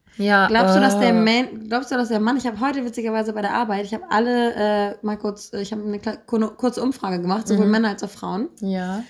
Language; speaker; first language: German; native; German